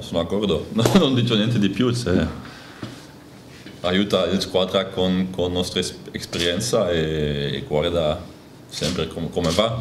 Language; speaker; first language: Italian; non-native, learner; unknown